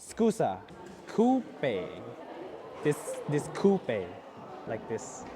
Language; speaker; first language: English; non-native, learner; Thai